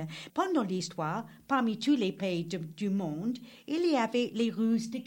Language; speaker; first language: French; non-native, learner; English